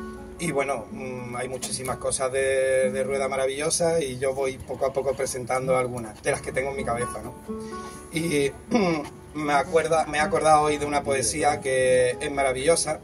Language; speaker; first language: Spanish; native; Spanish